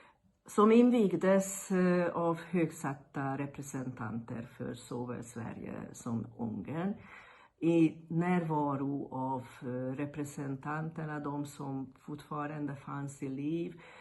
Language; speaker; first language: Swedish; non-native, fluent; Hungarian